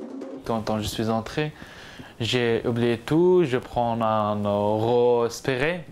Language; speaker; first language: French; non-native, learner; Persian